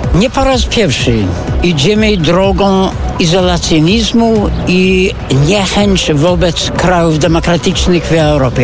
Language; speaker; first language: Polish; non-native, fluent; English